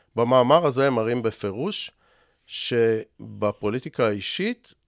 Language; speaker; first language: Hebrew; native; Hebrew